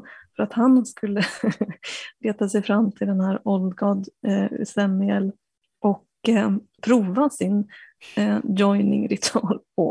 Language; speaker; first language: Swedish; native; Swedish